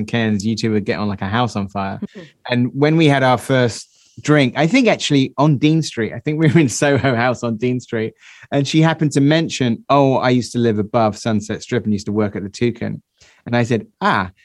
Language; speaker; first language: English; native; English